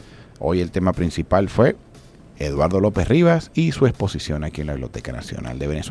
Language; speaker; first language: Spanish; native; Spanish